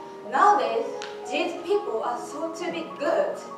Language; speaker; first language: English; non-native, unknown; Japanese